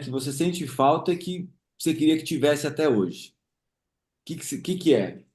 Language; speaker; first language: Portuguese; native; Portuguese